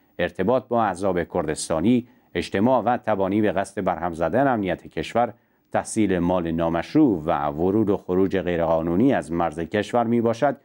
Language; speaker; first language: Persian; non-native, local second language; Central Kurdish